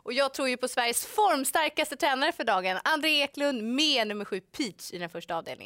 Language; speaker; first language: Swedish; native; Swedish